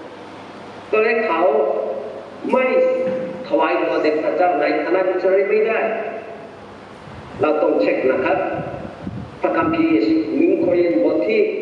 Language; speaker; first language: Thai; non-native, fluent; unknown